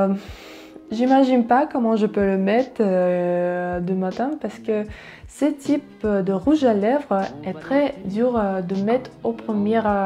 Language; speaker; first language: French; non-native, learner; Russian